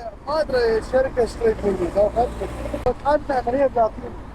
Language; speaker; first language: Arabic; native; Arabic